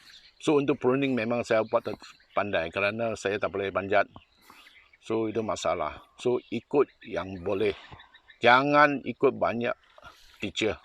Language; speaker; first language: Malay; non-native, local second language; Chinese